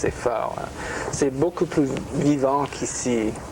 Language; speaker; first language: French; non-native, fluent; English